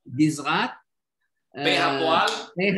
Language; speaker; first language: Hebrew; non-native, learner; Indonesian